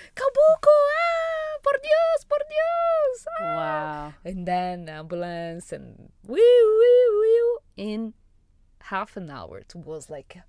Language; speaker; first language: English; non-native, fluent; Portuguese